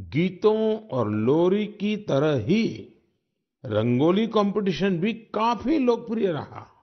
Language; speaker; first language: Hindi; non-native, local second language; Gujarati